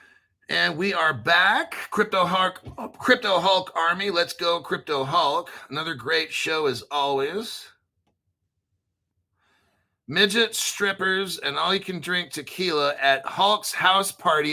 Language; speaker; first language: English; native; English